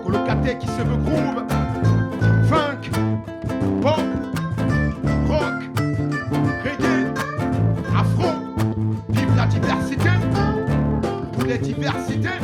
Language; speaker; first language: French; native; French